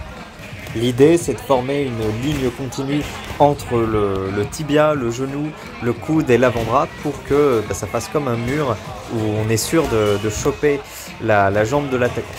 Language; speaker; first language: French; native; French